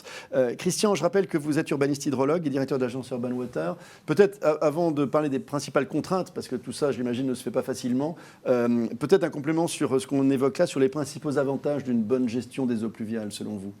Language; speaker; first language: French; native; French